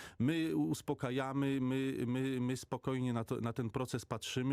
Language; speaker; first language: Polish; native; Polish